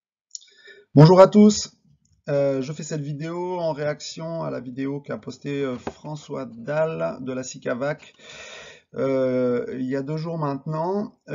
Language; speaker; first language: French; native; French